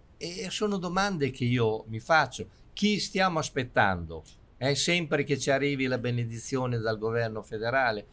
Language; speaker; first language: Italian; native; Italian